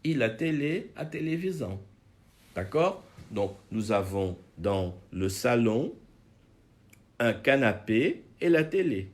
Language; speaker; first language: French; non-native, fluent; Portuguese